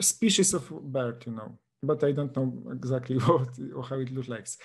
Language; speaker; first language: English; non-native, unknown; Polish